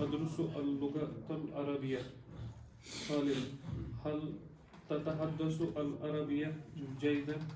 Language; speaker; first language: Arabic; non-native, learner; Urdu